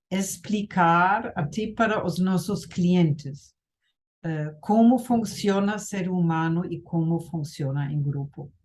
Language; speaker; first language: Portuguese; non-native, fluent; German